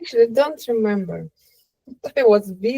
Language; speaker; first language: English; non-native, learner; Russian